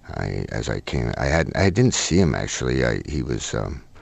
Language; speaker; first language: English; native; English